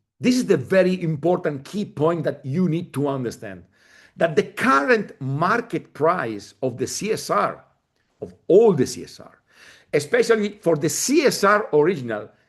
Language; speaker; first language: English; non-native, fluent; Italian